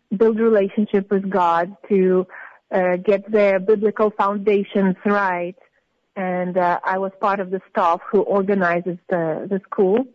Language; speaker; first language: English; non-native, fluent; Russian